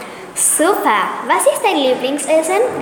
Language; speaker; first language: German; non-native, learner; Spanish